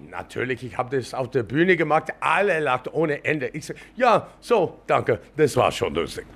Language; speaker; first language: German; non-native, learner; English